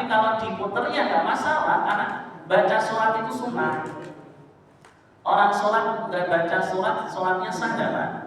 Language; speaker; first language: Indonesian; native; Indonesian